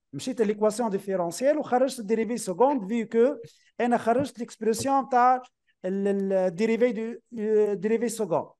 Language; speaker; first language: French; non-native, local second language; Arabic